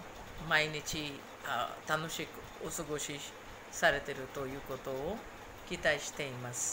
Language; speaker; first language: Japanese; non-native, fluent; Hindi